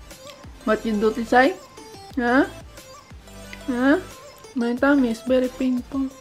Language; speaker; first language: English; non-native, learner; Filipino